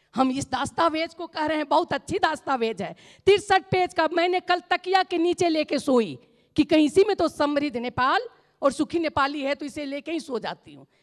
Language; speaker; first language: Hindi; non-native, local second language; Maithili